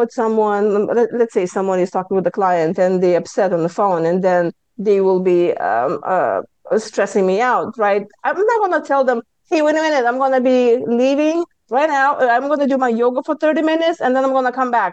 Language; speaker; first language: English; non-native, fluent; Lithuanian